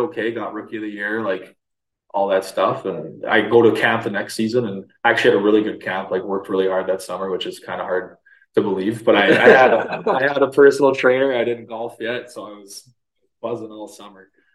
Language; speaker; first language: English; native; English